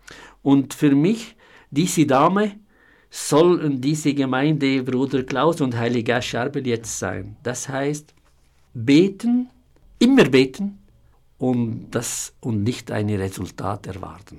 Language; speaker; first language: German; non-native, fluent; Arabic